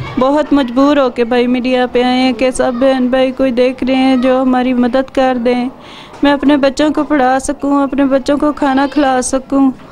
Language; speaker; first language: Urdu; non-native, local second language; Punjabi